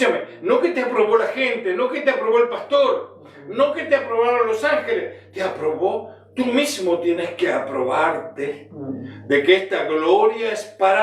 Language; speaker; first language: Spanish; native; Spanish